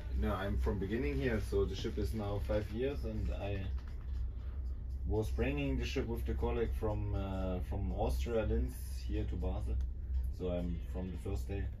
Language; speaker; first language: English; non-native, learner; German